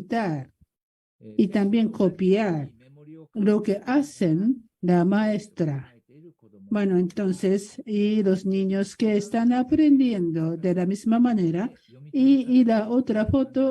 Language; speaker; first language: Spanish; non-native, learner; Japanese